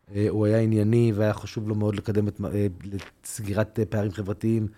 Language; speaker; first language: Hebrew; native; Hebrew